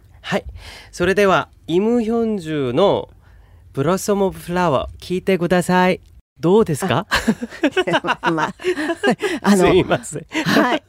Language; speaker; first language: Japanese; non-native, learner; Korean